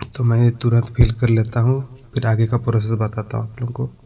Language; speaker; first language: Hindi; native; Hindi